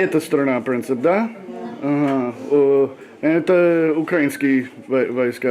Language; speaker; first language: Russian; non-native, learner; English